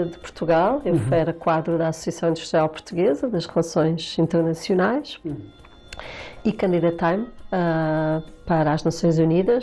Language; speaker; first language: Portuguese; native; Portuguese